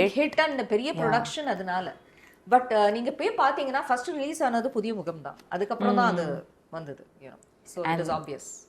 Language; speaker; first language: Tamil; early bilingual, heritage; Tamil